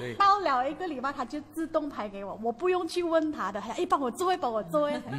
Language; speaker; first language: Chinese; early bilingual, heritage; Chinese